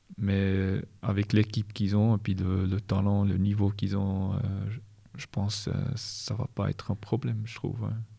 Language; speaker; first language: French; non-native, local second language; German